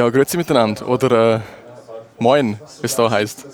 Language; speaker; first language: German; native; German